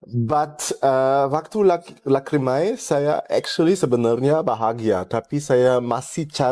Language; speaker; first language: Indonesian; early bilingual, heritage; German